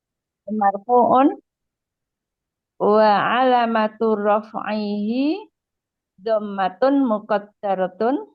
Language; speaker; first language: Arabic; non-native, learner; Indonesian